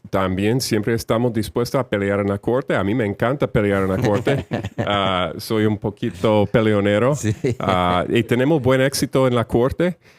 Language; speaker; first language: Spanish; non-native, fluent; English